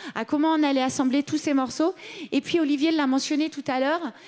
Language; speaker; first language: French; native; French